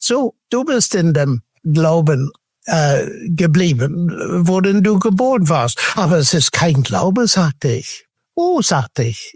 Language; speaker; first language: German; non-native, fluent; English